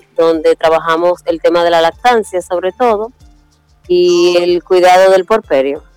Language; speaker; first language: Spanish; native; Spanish